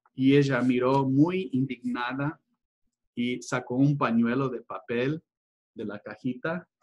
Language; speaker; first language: Spanish; early bilingual, heritage; Spanish